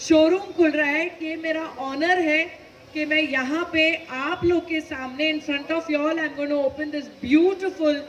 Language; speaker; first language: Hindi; native; Hindi